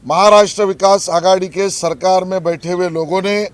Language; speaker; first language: Hindi; non-native, local second language; Marathi